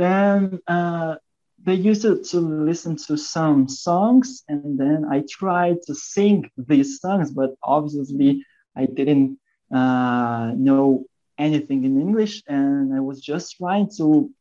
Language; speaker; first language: English; non-native, fluent; Portuguese